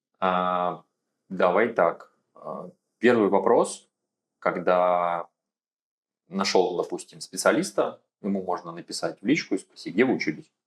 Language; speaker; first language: Russian; native; Russian